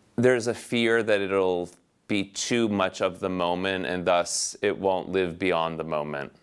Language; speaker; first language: English; native; English